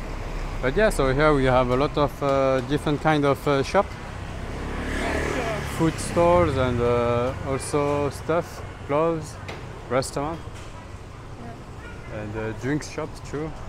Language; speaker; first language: English; non-native, fluent; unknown